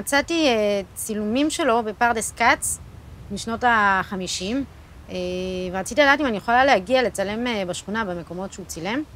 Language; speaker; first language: Hebrew; native; Hebrew